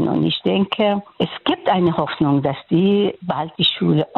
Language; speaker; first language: German; non-native, fluent; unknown